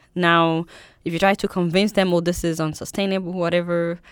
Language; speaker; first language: English; non-native, local second language; Yoruba